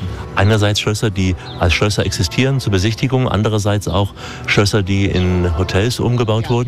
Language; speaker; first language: German; native; German